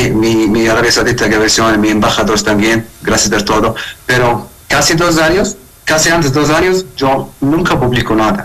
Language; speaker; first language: Spanish; non-native, learner; Arabic